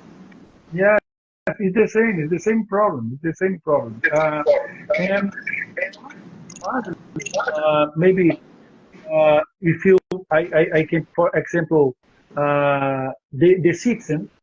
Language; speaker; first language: English; non-native, learner; Portuguese